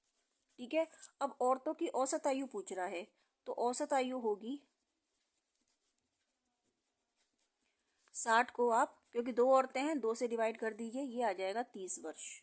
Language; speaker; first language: Hindi; native; Hindi